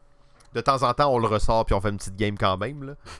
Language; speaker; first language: French; native; French